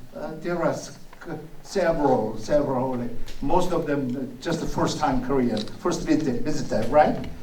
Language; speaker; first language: English; non-native, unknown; Korean